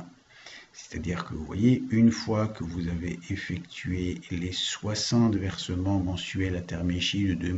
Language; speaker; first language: French; native; French